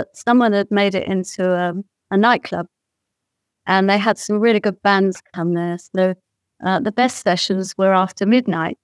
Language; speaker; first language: English; native; English